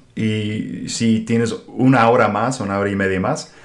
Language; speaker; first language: Spanish; non-native, fluent; English